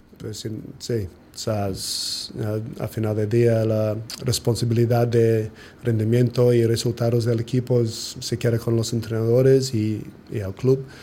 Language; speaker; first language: Spanish; non-native, fluent; English